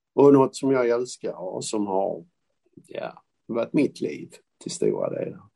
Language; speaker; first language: Swedish; native; Swedish